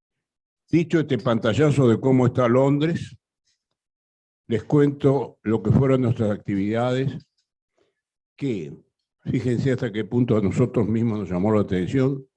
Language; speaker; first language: Spanish; native; Spanish